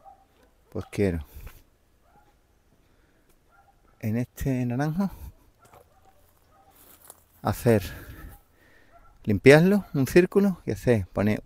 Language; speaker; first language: Spanish; native; Spanish